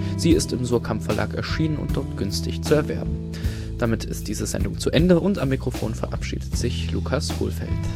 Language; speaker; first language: German; native; German